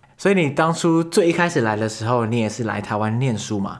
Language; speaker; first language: Chinese; native; Chinese